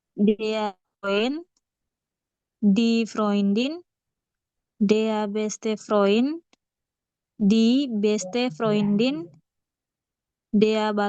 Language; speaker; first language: German; non-native, learner; Indonesian